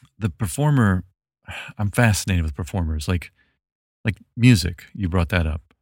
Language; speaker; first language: English; native; English